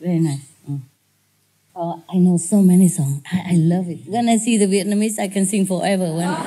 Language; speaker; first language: English; non-native, fluent; Vietnamese